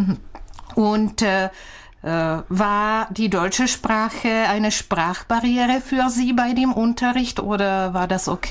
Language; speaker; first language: German; non-native, fluent; Czech